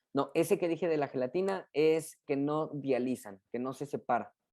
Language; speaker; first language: Spanish; native; Spanish